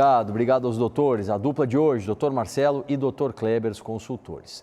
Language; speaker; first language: Portuguese; native; Portuguese